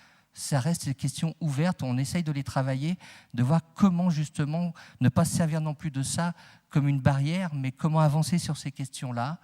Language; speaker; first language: French; native; French